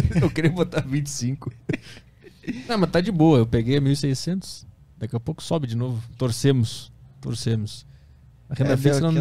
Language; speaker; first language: Portuguese; native; Portuguese